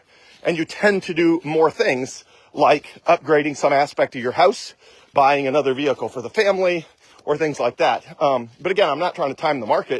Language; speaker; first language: English; native; English